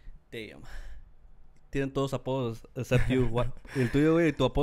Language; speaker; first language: Spanish; early bilingual, heritage; Spanish